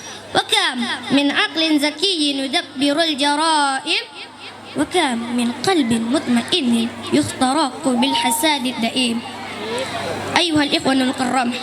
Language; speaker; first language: Arabic; non-native, learner; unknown